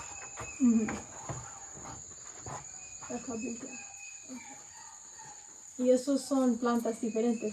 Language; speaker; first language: Spanish; non-native, learner; English